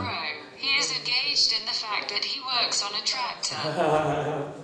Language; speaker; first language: English; non-native, learner; Russian